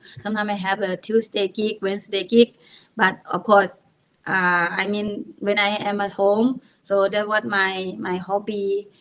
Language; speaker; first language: English; non-native, learner; Thai